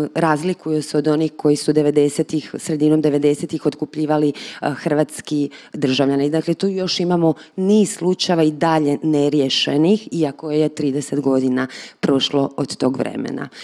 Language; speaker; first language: Croatian; native; Croatian